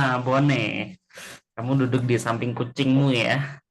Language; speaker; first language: Indonesian; native; Indonesian